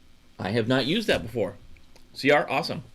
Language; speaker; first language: English; native; English